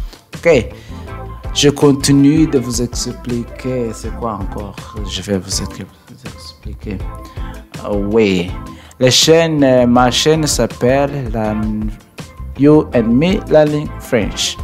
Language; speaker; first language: French; non-native, learner; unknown